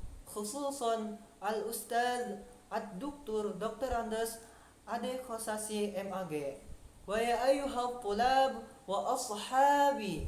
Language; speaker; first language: Arabic; non-native, learner; Indonesian